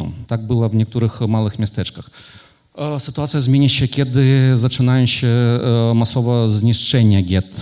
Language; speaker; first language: Polish; non-native, fluent; Ukrainian